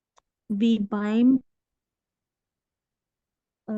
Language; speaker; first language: German; non-native, learner; Urdu